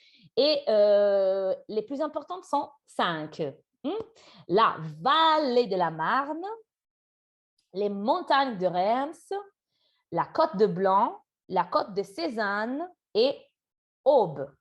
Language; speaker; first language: French; non-native, fluent; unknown